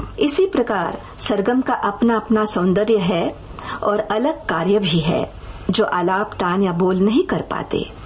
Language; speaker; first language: Hindi; non-native, local second language; Marathi